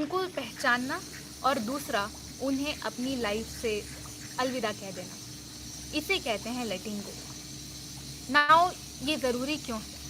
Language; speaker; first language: Hindi; native; Hindi